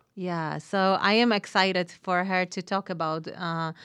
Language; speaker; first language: English; non-native, fluent; Polish